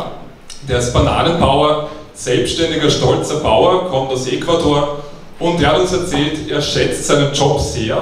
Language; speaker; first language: German; native; German